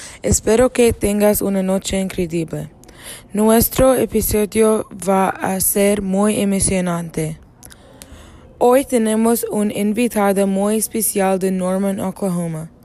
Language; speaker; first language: Spanish; non-native, learner; English